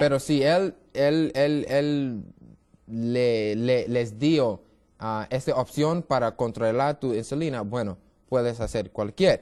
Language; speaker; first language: Spanish; non-native, learner; English